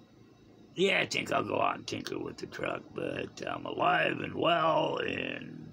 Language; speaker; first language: English; native; English